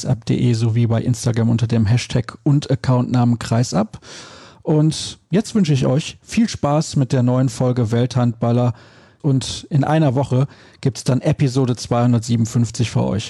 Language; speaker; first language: German; native; German